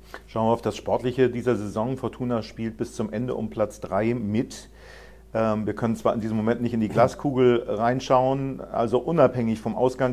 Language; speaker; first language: German; native; German